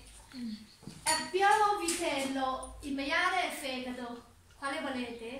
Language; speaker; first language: Italian; non-native, learner; Thai